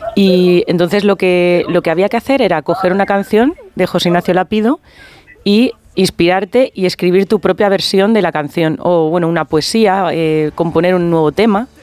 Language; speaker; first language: Spanish; native; Spanish